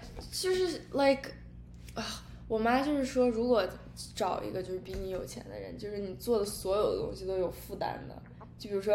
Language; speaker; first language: Chinese; early bilingual, heritage; Chinese